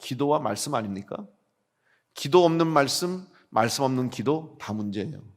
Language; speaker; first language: Korean; native; Korean